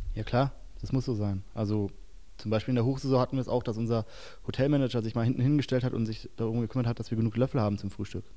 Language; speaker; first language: German; native; German